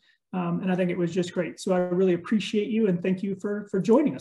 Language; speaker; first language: English; native; English